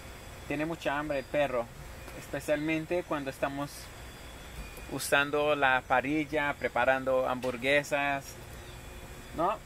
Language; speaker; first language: Spanish; non-native, fluent; Portuguese